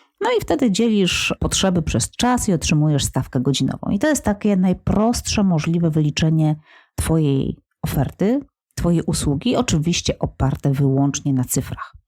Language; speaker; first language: Polish; native; Polish